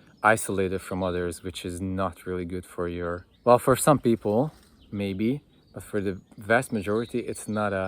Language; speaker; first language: English; non-native, fluent; Hungarian